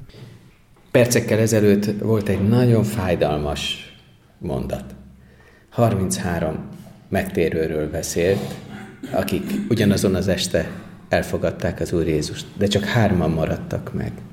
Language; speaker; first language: Hungarian; native; Hungarian